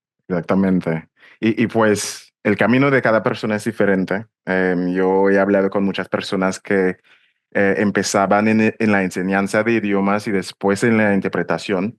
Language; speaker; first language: Spanish; non-native, fluent; English